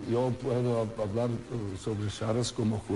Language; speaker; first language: Spanish; non-native, fluent; Serbian